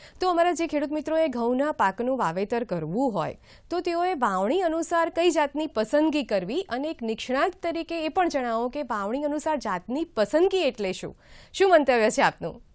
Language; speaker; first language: Gujarati; native; Gujarati